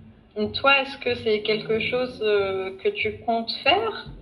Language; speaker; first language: French; non-native, fluent; Arabic